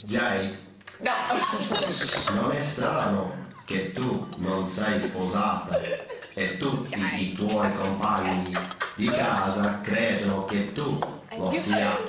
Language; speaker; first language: Italian; early bilingual, heritage; Italian